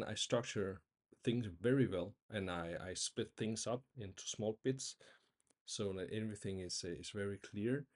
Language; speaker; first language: English; non-native, fluent; Danish